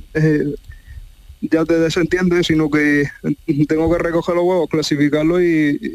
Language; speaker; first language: Spanish; native; Spanish